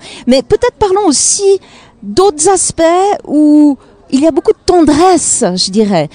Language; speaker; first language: French; native; French